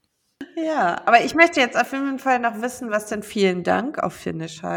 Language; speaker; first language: German; native; German